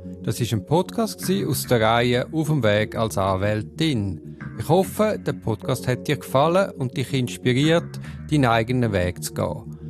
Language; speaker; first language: German; native; German